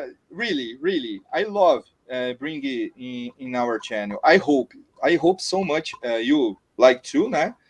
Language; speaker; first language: English; non-native, learner; Portuguese